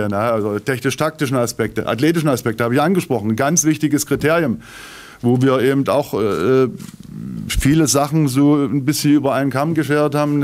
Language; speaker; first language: German; native; German